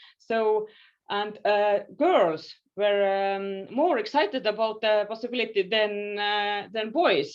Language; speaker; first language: English; non-native, fluent; Estonian